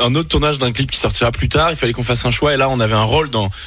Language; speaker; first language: French; native; French